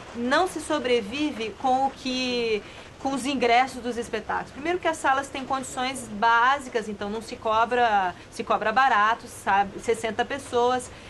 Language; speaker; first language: Portuguese; native; Portuguese